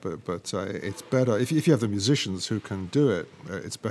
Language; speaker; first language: English; native; English